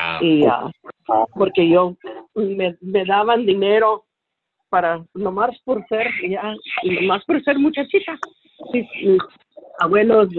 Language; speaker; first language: Spanish; early bilingual, heritage; Spanish